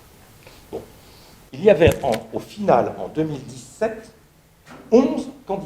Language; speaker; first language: French; native; French